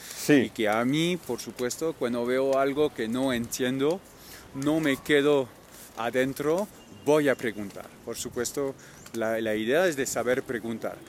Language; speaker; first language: Spanish; non-native, fluent; French